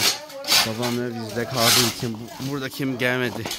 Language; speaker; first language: Turkish; non-native, learner; Chinese